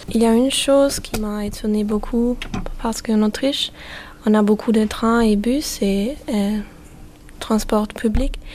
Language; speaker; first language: French; non-native, learner; German